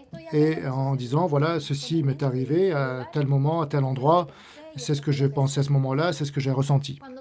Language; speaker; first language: French; native; French